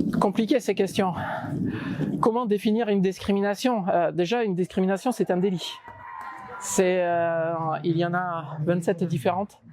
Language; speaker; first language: French; native; French